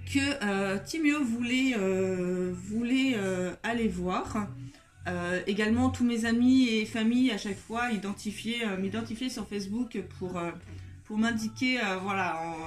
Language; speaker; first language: French; native; French